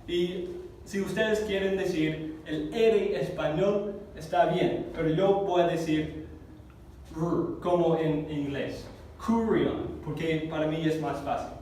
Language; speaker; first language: Spanish; non-native, fluent; English